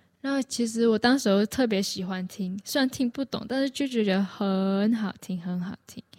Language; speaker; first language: Chinese; native; Chinese